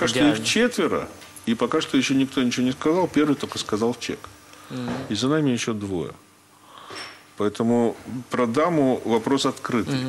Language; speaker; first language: Russian; native; Russian